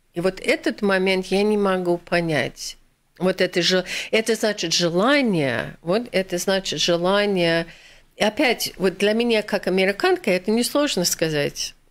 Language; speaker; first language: Russian; non-native, fluent; English